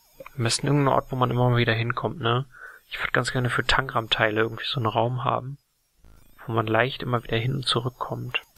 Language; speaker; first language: German; native; German